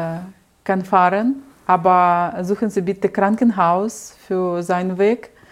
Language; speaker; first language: German; non-native, learner; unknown